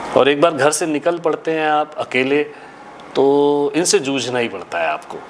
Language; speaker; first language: Hindi; native; Hindi